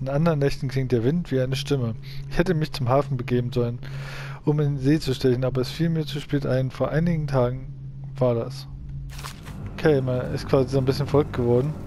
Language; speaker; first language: German; native; German